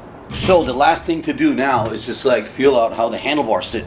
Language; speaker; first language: English; native; English